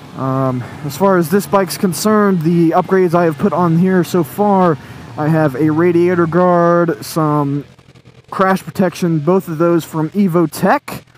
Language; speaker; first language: English; native; English